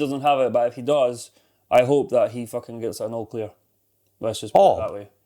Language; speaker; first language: English; native; English